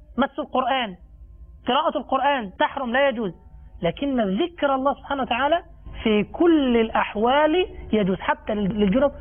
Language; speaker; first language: Arabic; non-native, fluent; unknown